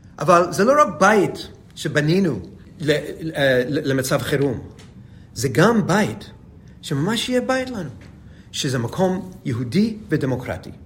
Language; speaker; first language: Hebrew; non-native, fluent; English